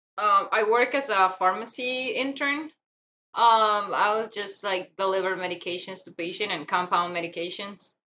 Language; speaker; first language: English; non-native, fluent; Spanish